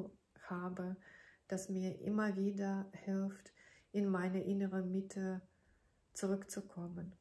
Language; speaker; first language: German; non-native, fluent; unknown